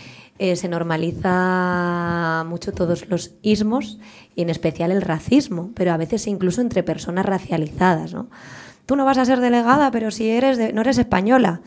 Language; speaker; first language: Spanish; native; Spanish